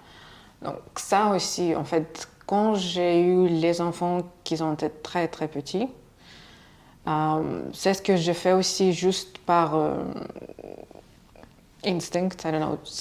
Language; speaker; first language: French; non-native, fluent; Russian